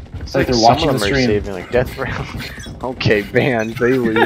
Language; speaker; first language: English; native; English